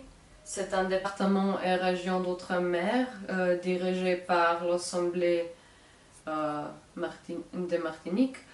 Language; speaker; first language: French; non-native, learner; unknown